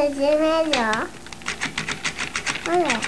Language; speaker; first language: Japanese; native; Japanese